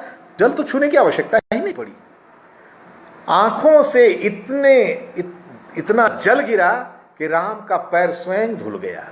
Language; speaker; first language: Hindi; native; Hindi